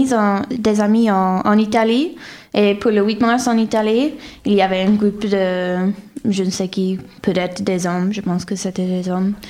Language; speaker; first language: French; non-native, fluent; English